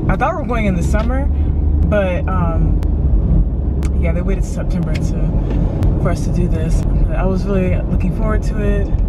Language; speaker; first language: English; native; English